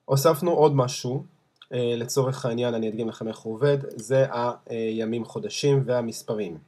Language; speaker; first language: Hebrew; native; Hebrew